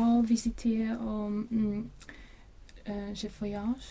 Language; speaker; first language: French; non-native, learner; Latvian